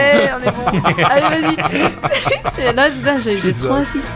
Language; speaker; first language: French; native; French